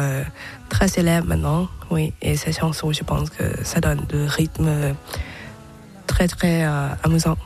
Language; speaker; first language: French; non-native, learner; Thai